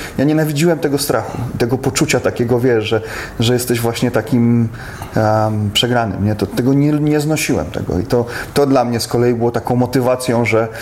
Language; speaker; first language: Polish; native; Polish